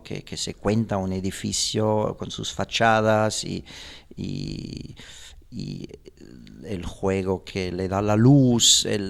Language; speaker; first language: Spanish; non-native, fluent; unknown